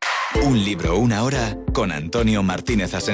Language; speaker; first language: Spanish; native; Spanish